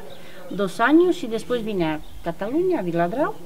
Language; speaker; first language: Spanish; non-native, fluent; Romanian